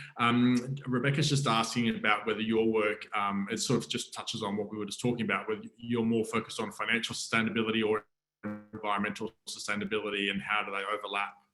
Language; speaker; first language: English; native; English